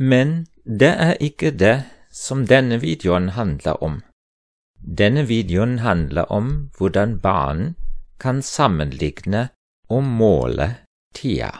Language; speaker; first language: Norwegian; non-native, fluent; German